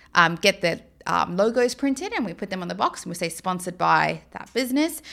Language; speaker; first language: English; native; English